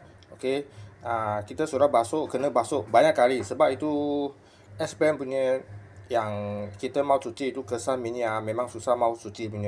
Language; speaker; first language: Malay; non-native, local second language; Chinese